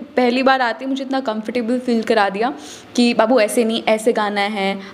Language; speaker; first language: Hindi; native; Hindi